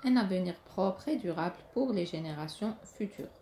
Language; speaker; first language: French; non-native, local second language; Arabic